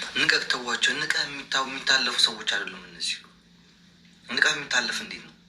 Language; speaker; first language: Amharic; native; Amharic